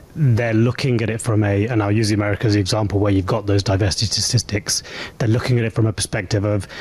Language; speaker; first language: English; native; English